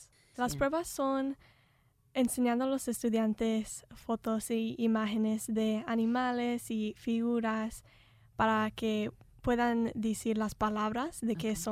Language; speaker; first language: Spanish; early bilingual, heritage; Spanish